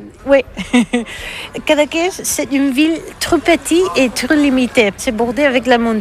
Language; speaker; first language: French; non-native, learner; Catalan